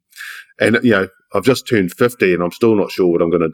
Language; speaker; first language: English; native; English